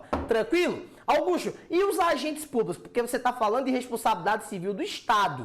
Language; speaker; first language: Portuguese; native; Portuguese